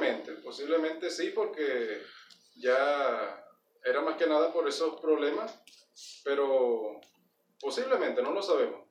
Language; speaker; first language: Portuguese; non-native, learner; Spanish